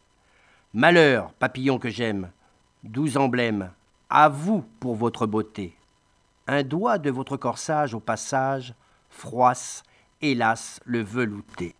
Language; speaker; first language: French; native; French